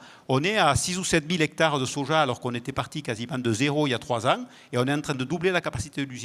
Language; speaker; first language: French; native; French